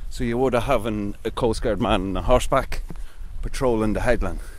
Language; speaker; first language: English; native; English